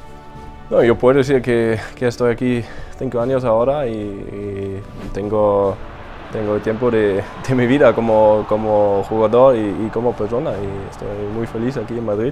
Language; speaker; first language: Spanish; non-native, fluent; German